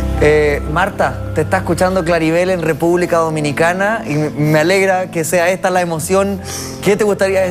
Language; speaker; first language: Spanish; native; Spanish